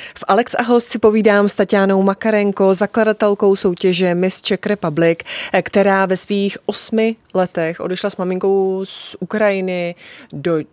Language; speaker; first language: Czech; native; Czech